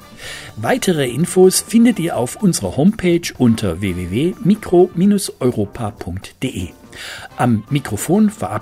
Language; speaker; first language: German; native; German